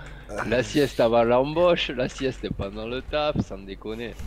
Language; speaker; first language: French; native; French